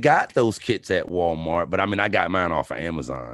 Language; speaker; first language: English; native; English